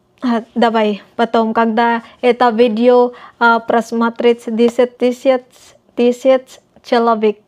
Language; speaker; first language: Russian; non-native, learner; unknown